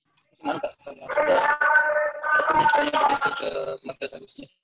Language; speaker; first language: Indonesian; native; Indonesian